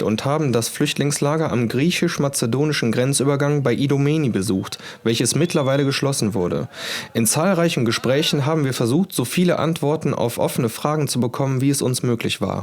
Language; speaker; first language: German; native; German